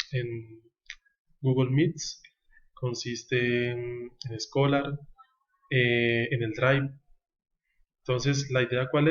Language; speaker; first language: Spanish; native; Spanish